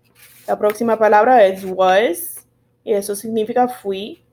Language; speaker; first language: Spanish; non-native, learner; English